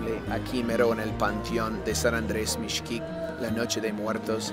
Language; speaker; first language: Spanish; non-native, fluent; English